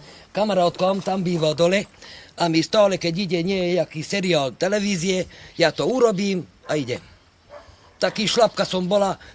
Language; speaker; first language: Slovak; non-native, local second language; Hungarian